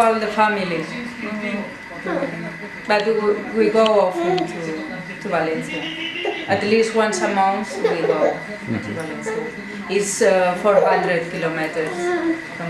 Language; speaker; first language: English; non-native, fluent; Spanish